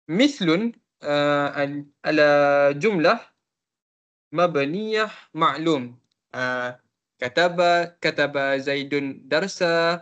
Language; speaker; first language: Arabic; non-native, learner; Malay